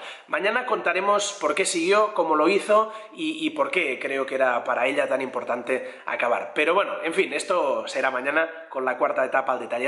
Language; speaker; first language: Spanish; native; Spanish